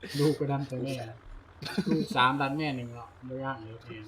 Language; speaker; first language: Thai; native; Thai